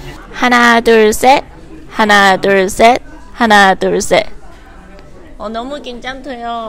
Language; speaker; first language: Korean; non-native, learner; Chinese